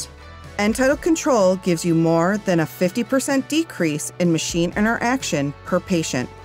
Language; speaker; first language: English; native; English